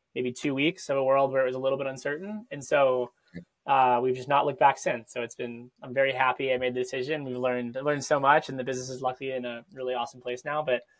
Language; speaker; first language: English; native; English